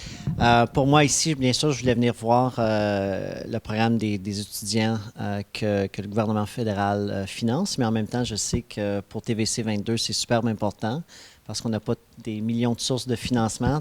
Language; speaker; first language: French; native; French